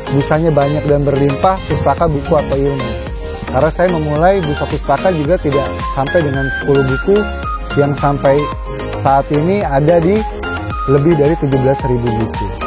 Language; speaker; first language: Indonesian; native; Indonesian